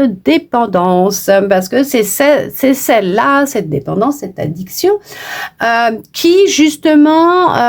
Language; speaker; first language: French; native; French